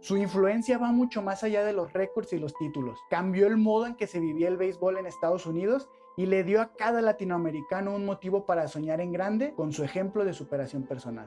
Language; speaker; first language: Spanish; native; Spanish